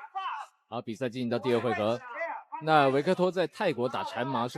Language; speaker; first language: Chinese; native; Chinese